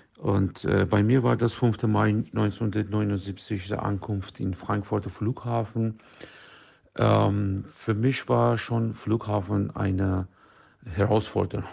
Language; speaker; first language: German; non-native, fluent; Persian